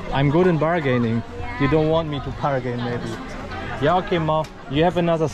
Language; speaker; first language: English; non-native, fluent; German